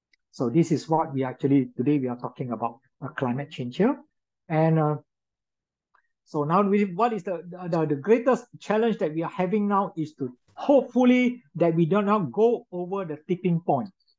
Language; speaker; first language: English; non-native, local second language; Min Nan Chinese